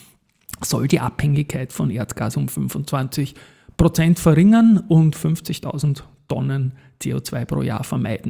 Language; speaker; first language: German; native; German